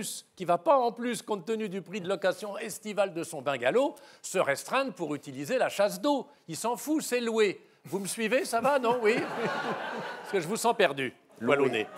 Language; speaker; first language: French; native; French